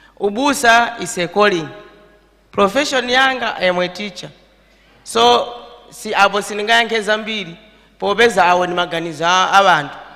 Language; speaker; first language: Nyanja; native; Nyanja